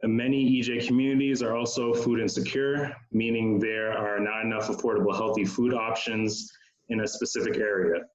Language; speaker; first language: English; native; English